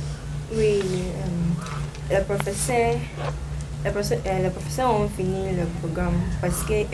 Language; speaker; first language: French; non-native, learner; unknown